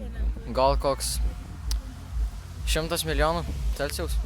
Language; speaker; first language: Lithuanian; native; Lithuanian